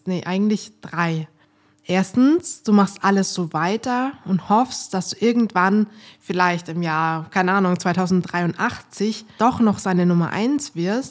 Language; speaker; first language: German; native; German